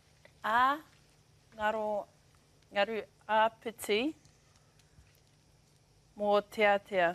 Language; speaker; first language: Māori; non-native, learner; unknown